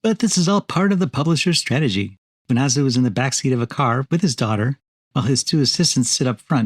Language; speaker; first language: English; native; English